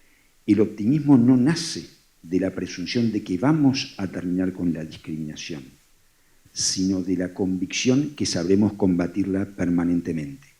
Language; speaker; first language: Spanish; native; Spanish